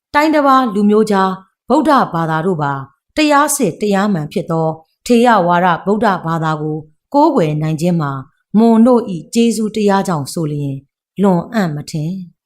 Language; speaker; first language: Burmese; native; Burmese